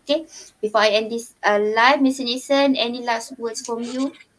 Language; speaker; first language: English; non-native, local second language; Malay